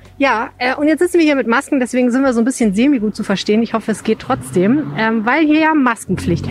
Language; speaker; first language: German; native; German